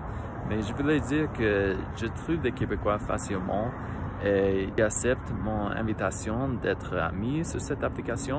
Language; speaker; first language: French; non-native, fluent; English